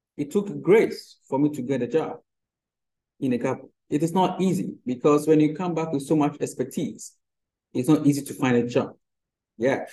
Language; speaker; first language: English; non-native, local second language; Akan